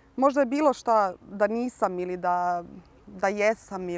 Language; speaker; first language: Serbian; early bilingual, other home language; Slovenian